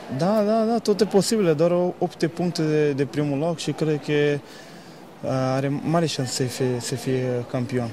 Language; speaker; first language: Romanian; non-native, learner; Portuguese